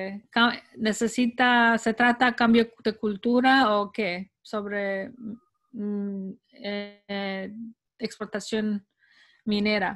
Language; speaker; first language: Spanish; non-native, fluent; English